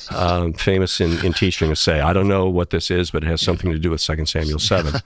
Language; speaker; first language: English; native; English